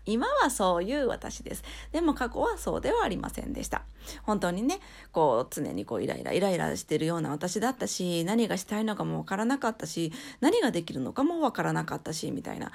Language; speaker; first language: Japanese; native; Japanese